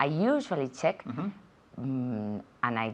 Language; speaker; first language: English; non-native, learner; Spanish